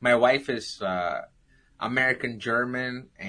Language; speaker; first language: English; non-native, local second language; Tamil